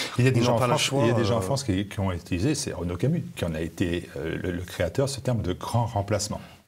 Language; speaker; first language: French; native; French